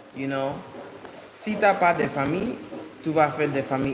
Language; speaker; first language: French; non-native, learner; English